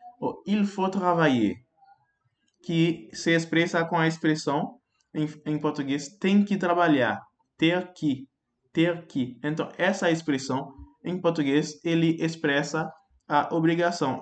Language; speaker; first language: Portuguese; non-native, fluent; French